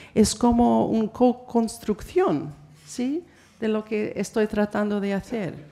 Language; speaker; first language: Spanish; non-native, fluent; English